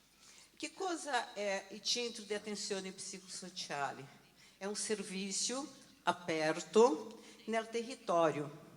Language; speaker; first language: Italian; non-native, learner; Portuguese